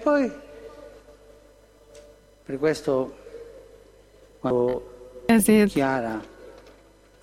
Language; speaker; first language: Italian; non-native, fluent; Spanish